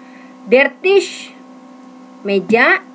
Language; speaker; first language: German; non-native, fluent; Indonesian